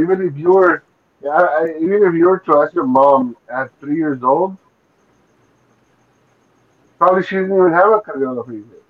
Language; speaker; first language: English; early bilingual, other home language; Spanish